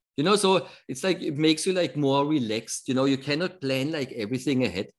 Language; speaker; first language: English; non-native, fluent; German